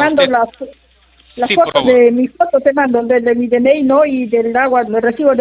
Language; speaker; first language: Spanish; native; Spanish